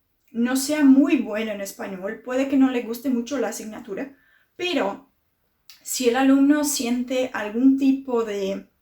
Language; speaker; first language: Spanish; non-native, fluent; Portuguese